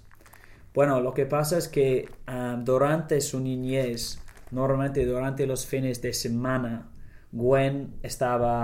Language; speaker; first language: Spanish; non-native, learner; English